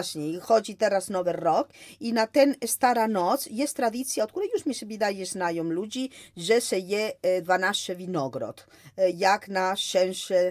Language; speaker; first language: Polish; non-native, fluent; Spanish